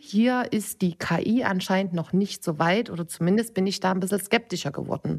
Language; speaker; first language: German; native; German